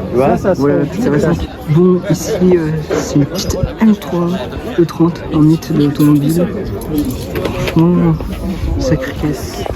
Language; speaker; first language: French; native; French